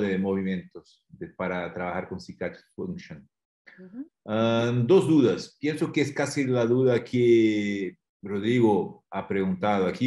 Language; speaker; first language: Spanish; non-native, fluent; Portuguese